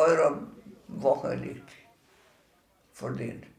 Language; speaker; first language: German; non-native, learner; Greek